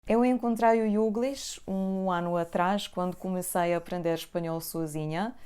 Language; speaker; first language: Portuguese; native; Portuguese